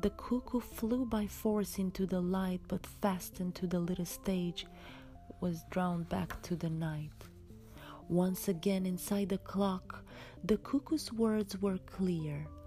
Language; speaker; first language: English; non-native, fluent; Romanian